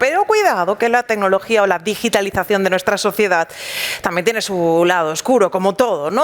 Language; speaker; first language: Spanish; native; Spanish